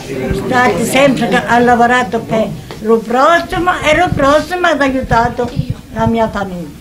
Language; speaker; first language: Italian; non-native, local second language; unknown